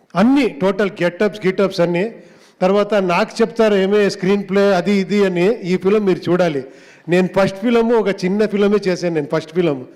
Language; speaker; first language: Telugu; non-native, learner; Kannada